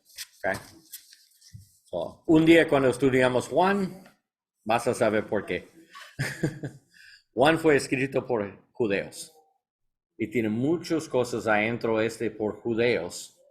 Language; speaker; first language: Spanish; non-native, learner; English